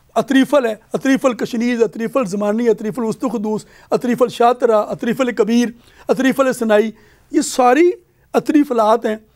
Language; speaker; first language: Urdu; native; Urdu